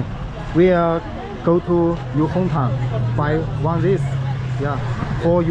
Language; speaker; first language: English; non-native, learner; Chinese